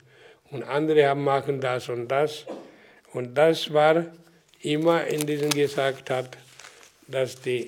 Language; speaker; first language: German; non-native, learner; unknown